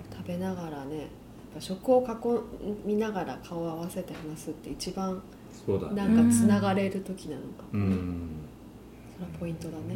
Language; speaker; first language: Japanese; native; Japanese